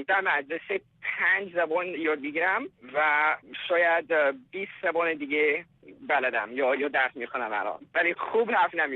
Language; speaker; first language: Persian; non-native, learner; English